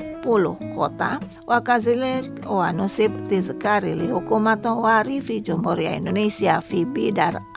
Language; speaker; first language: Arabic; non-native, fluent; Indonesian